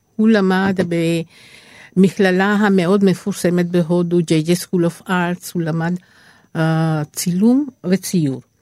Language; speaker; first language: Hebrew; non-native, fluent; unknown